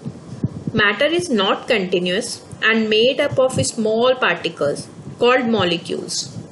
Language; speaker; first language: English; non-native, local second language; Hindi